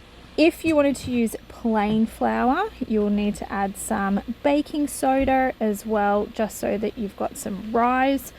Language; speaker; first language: English; native; English